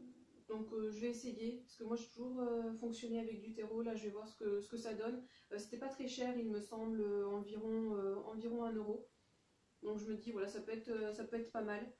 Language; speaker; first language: French; native; French